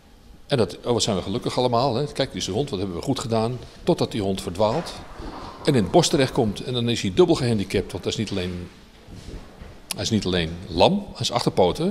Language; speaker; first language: Dutch; native; Dutch